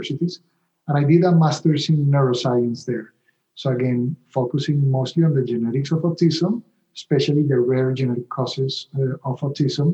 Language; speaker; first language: English; non-native, fluent; Spanish